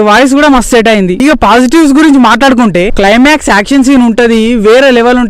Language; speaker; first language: Telugu; native; Telugu